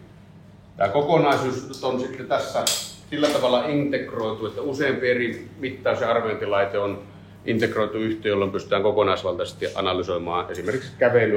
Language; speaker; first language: Finnish; native; Finnish